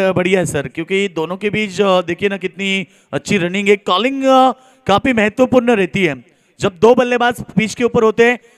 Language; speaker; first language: Hindi; non-native, local second language; Marathi